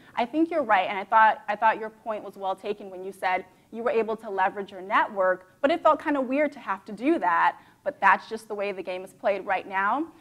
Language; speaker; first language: English; native; English